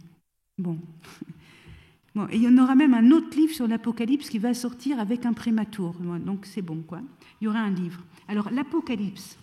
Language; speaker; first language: French; native; French